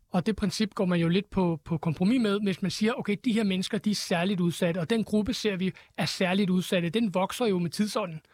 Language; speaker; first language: Danish; native; Danish